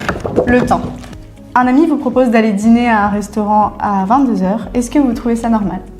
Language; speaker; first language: French; native; French